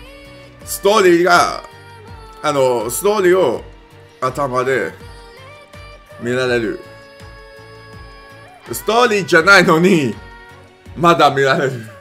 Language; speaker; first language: Japanese; non-native, learner; English